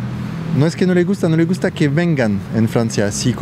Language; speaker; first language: Spanish; non-native, fluent; French